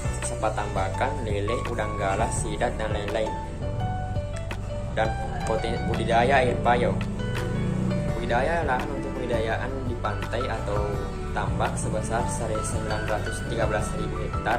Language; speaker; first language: Indonesian; native; Indonesian